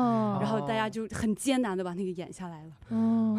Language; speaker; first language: Chinese; native; Chinese